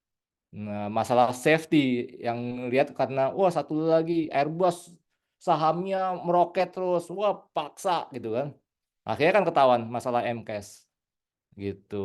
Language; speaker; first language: Indonesian; native; Indonesian